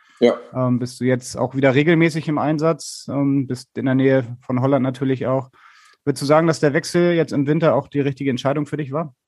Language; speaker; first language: German; native; German